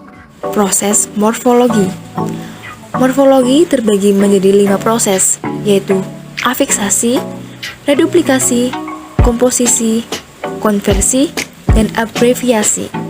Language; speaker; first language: Indonesian; native; Indonesian